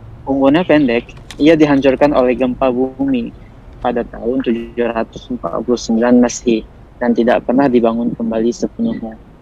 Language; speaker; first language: Indonesian; non-native, fluent; Malay